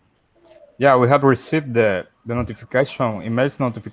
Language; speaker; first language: English; non-native, learner; Spanish